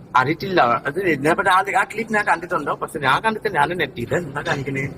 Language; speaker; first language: Malayalam; non-native, local second language; Assamese